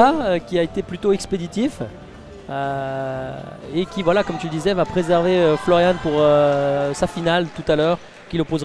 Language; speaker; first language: French; native; French